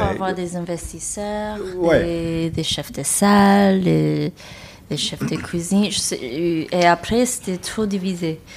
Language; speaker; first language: French; non-native, learner; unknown